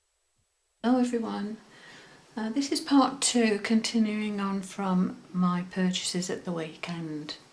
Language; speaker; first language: English; native; English